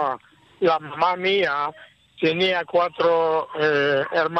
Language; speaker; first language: Spanish; early bilingual, heritage; Ladino